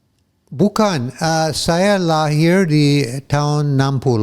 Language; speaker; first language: Indonesian; non-native, fluent; English